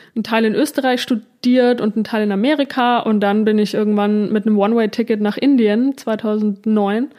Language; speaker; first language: German; native; German